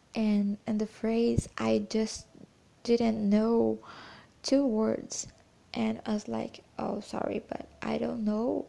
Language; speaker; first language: English; non-native, fluent; Portuguese